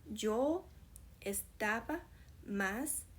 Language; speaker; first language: Spanish; non-native, fluent; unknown